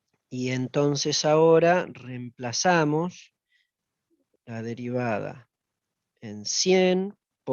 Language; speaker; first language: Spanish; native; Spanish